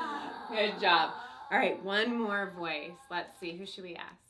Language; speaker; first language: English; native; English